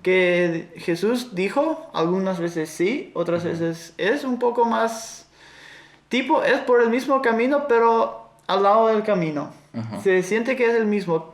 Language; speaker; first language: Spanish; non-native, fluent; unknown